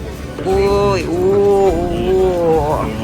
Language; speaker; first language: Japanese; native; Japanese